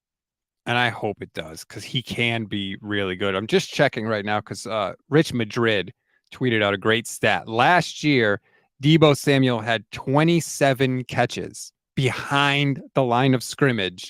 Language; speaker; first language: English; native; English